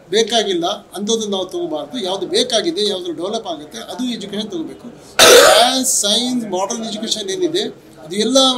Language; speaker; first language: Kannada; non-native, local second language; Urdu